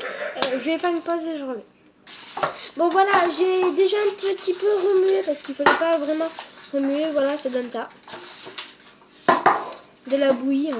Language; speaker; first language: French; native; French